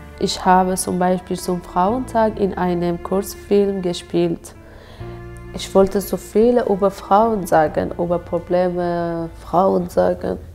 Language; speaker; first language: German; non-native, learner; Persian